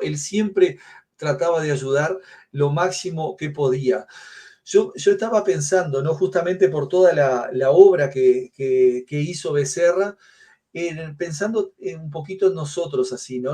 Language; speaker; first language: Spanish; native; Spanish